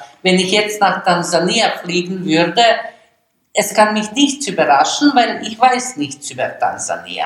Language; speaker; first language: German; non-native, learner; Bosnian